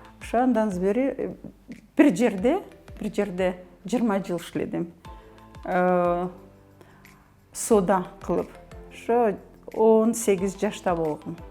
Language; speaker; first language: Kyrgyz; non-native, local second language; Karachay-Balkar